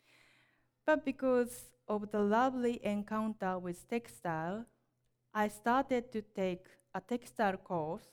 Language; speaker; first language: English; non-native, learner; Japanese